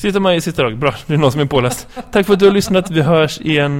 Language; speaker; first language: Swedish; native; Swedish